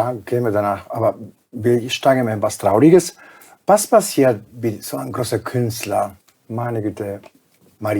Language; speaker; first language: German; non-native, fluent; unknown